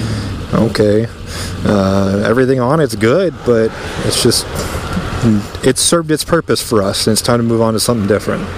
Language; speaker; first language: English; native; English